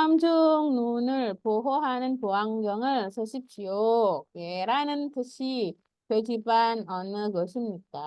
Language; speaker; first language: Korean; non-native, fluent; Indonesian